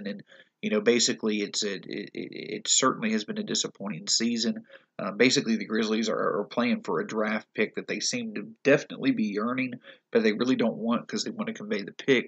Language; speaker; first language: English; native; English